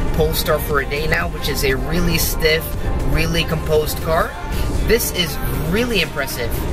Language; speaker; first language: English; non-native, fluent; Norwegian